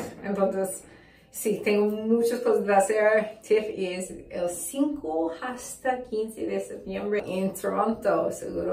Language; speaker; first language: Spanish; non-native, learner; English